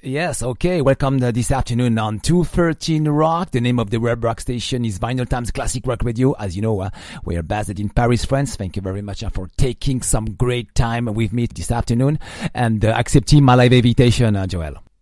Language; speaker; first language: English; non-native, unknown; French